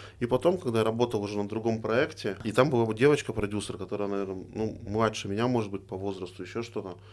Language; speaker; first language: Russian; native; Russian